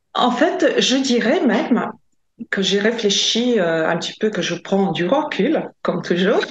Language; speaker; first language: French; non-native, fluent; Latvian